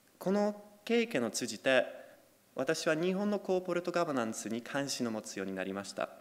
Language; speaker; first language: Japanese; non-native, fluent; Polish